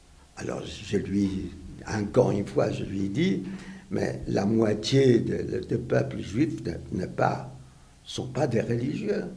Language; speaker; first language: French; non-native, fluent; Yiddish